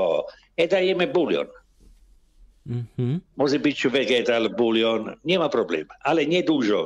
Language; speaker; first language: Polish; non-native, learner; Italian